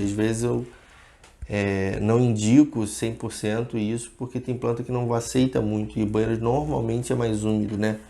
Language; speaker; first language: Portuguese; native; Portuguese